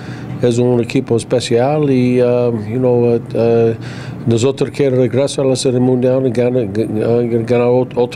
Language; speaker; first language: Spanish; non-native, learner; English